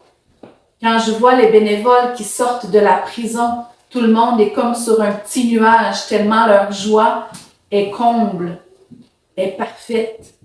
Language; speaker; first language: French; native; French